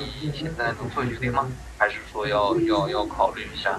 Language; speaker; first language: Chinese; native; Chinese